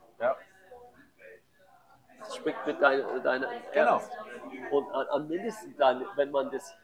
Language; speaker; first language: German; non-native, learner; English